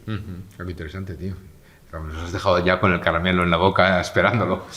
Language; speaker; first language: Spanish; native; Spanish